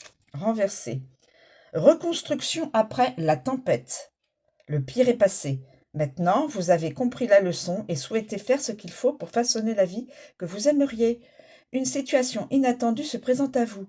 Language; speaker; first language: French; native; French